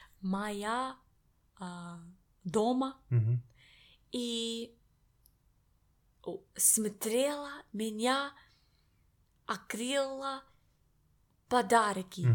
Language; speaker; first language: Russian; non-native, learner; English